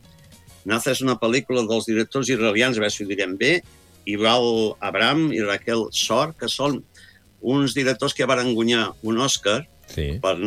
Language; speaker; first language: Catalan; native; Catalan